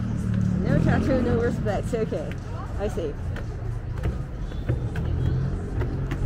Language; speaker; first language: English; non-native, fluent; Korean